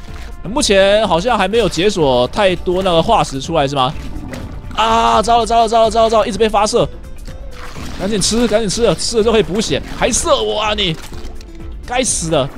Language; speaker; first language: Chinese; native; Chinese